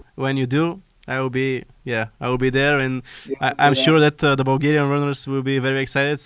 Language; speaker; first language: English; non-native, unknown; Bulgarian